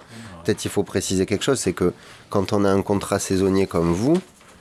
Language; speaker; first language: French; native; French